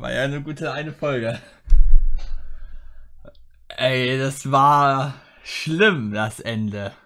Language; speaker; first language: German; native; German